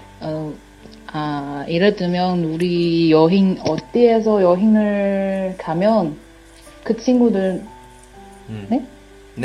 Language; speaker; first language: Korean; non-native, learner; Chinese